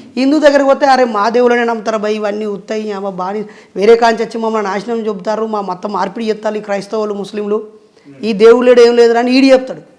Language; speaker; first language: Telugu; native; Telugu